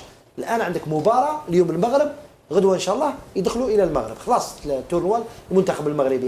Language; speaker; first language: Arabic; native; Arabic